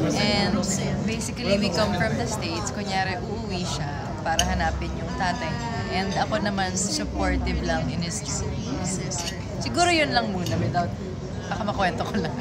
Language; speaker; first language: Filipino; native; Filipino